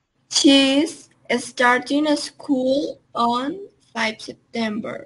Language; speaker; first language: English; non-native, learner; Spanish